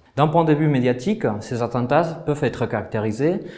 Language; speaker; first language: French; non-native, fluent; Spanish